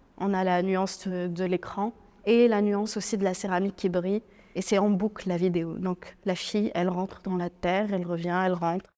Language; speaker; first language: French; non-native, local second language; Arabic